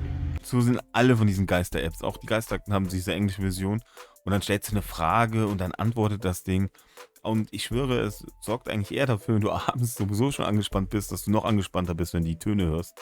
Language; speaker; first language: German; native; German